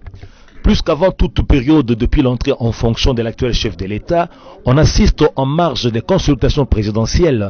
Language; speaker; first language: French; native; French